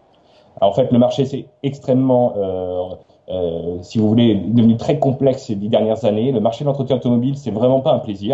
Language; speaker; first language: French; native; French